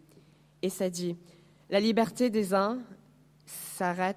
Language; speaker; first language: French; non-native, fluent; Spanish